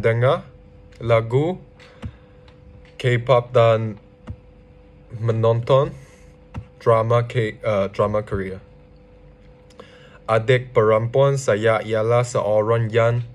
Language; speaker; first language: Indonesian; non-native, learner; Chinese